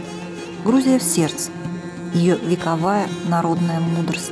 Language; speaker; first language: Russian; native; Russian